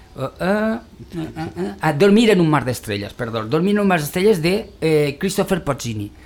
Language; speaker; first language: Spanish; native; Spanish